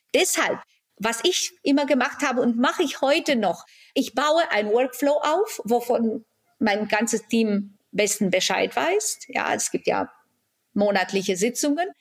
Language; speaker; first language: German; non-native, fluent; Romanian